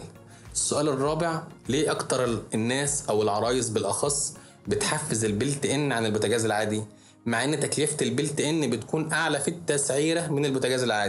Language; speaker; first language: Arabic; native; Arabic